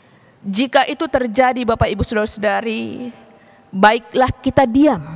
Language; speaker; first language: Indonesian; native; Indonesian